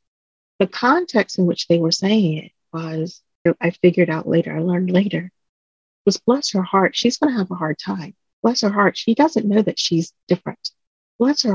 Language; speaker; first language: English; early bilingual, other home language; Vietnamese